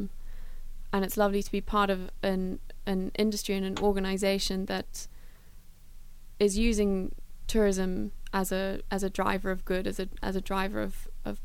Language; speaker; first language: English; native; English